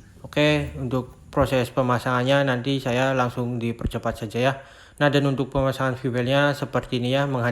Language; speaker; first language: Indonesian; native; Indonesian